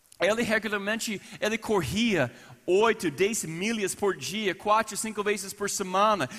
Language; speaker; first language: Portuguese; non-native, fluent; English